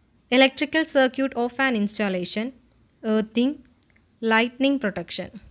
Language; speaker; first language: English; non-native, local second language; Malayalam